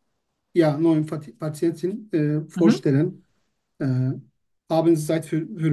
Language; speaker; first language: German; non-native, learner; Turkish